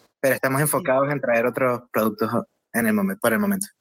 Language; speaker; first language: Spanish; native; Spanish